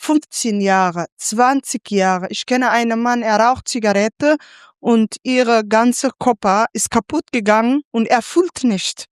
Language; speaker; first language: German; non-native, fluent; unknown